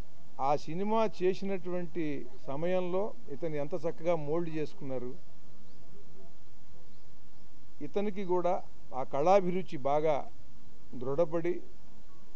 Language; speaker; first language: Telugu; native; Telugu